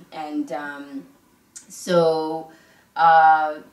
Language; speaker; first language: English; early bilingual, other home language; Igbo